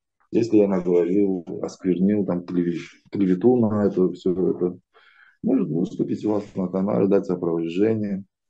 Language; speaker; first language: Russian; non-native, local second language; Azerbaijani